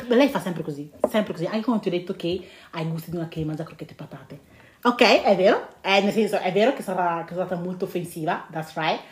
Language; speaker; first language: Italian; early bilingual, other home language; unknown